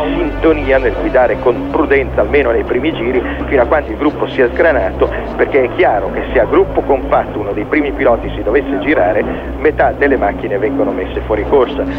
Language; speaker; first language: Italian; native; Italian